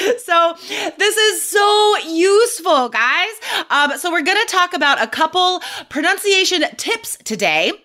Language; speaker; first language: English; native; English